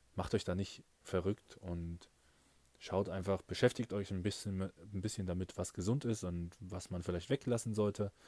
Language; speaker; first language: German; native; German